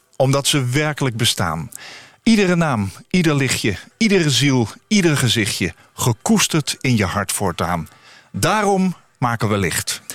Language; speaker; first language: Dutch; native; Dutch